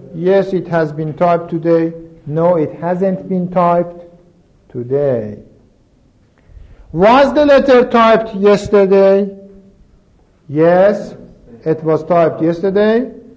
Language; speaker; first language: English; non-native, fluent; Persian